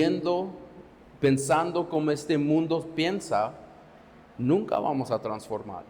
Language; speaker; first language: Spanish; non-native, fluent; English